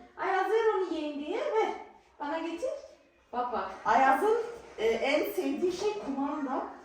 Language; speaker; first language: Turkish; early bilingual, heritage; Turkish